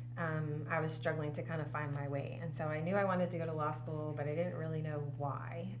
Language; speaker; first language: English; native; English